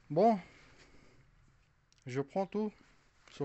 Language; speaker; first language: French; non-native, learner; Russian